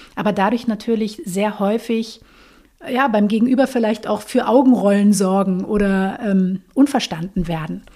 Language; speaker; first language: German; native; German